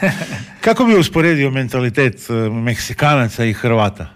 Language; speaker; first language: Croatian; native; Croatian